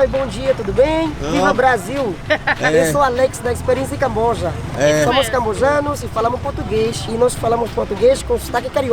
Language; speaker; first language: Portuguese; non-native, fluent; Khmer